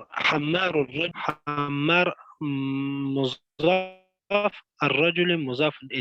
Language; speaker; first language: Arabic; non-native, learner; Pashto